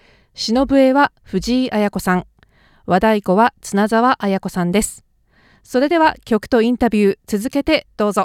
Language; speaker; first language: Japanese; native; Japanese